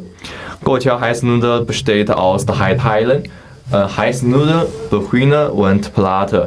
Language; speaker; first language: German; non-native, learner; Chinese